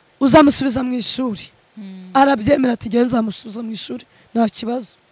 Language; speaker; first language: Kinyarwanda; early bilingual, other home language; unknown